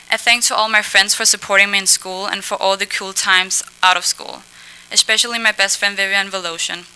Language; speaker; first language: English; non-native, fluent; Danish